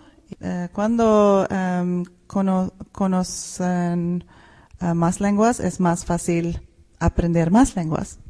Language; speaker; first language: Spanish; non-native, fluent; Swedish